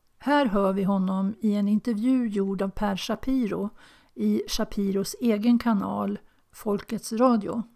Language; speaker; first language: Swedish; native; Swedish